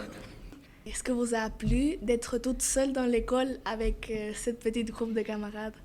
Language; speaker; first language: French; non-native, fluent; Spanish